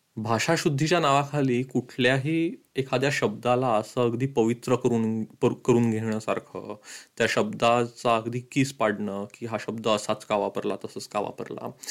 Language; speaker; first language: Marathi; early bilingual, heritage; Marathi